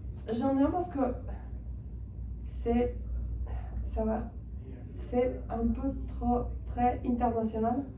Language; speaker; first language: French; non-native, fluent; Spanish